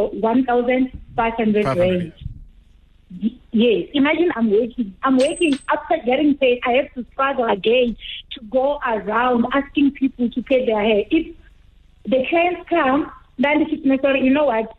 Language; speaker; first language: English; non-native, local second language; Venda